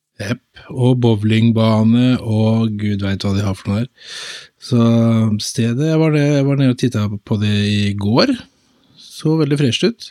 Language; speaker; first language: Norwegian; native; Norwegian